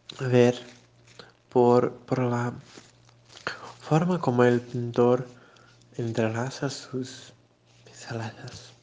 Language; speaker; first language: Spanish; non-native, learner; Portuguese